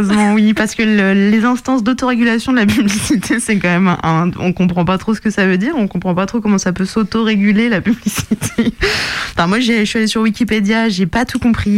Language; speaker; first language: French; native; French